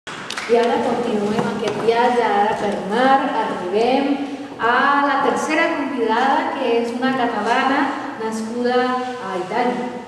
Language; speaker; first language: Catalan; non-native, fluent; Spanish